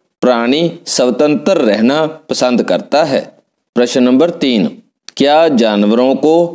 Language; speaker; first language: Hindi; non-native, local second language; Punjabi